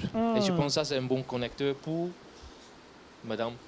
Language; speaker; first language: French; non-native, fluent; Dutch